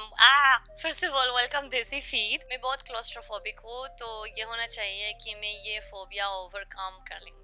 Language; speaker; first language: Hindi; non-native, learner; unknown